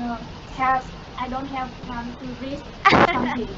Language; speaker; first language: English; non-native, learner; Vietnamese